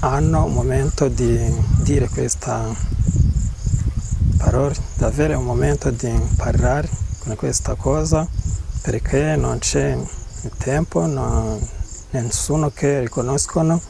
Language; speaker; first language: Italian; non-native, learner; Kinyarwanda